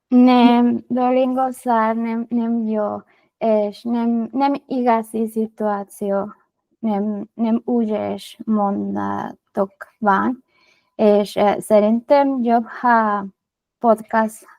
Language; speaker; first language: Hungarian; non-native, learner; Spanish